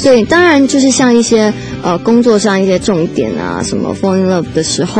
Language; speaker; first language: Chinese; native; Chinese